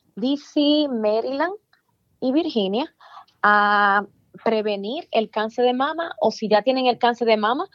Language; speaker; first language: Spanish; native; Spanish